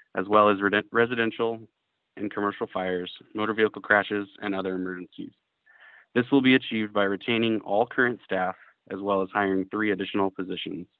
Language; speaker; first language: English; native; English